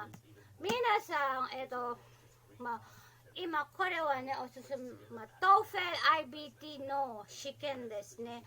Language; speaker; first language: Japanese; non-native, learner; Filipino